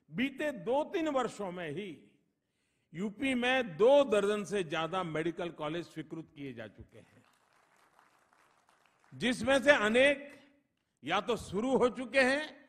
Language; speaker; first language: Hindi; non-native, local second language; Gujarati